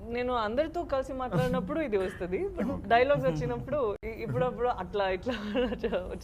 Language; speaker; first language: Telugu; non-native, local second language; Badaga